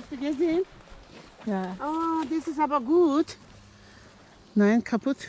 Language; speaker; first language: German; non-native, learner; Turkish